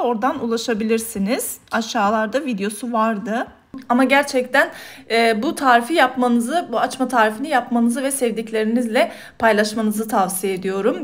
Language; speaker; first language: Turkish; native; Turkish